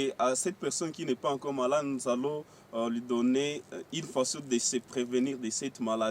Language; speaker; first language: French; non-native, local second language; Swahili